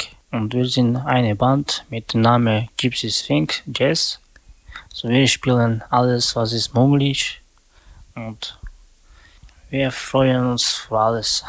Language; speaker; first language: German; non-native, learner; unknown